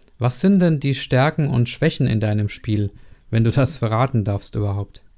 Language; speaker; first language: German; native; German